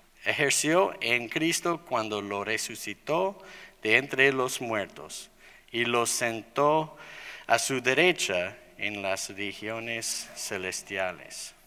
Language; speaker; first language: Spanish; non-native, fluent; English